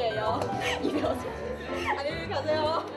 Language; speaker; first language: Korean; non-native, learner; Cantonese